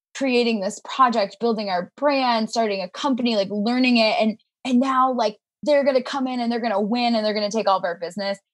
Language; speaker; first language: English; native; English